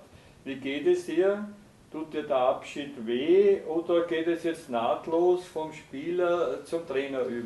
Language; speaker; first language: German; native; German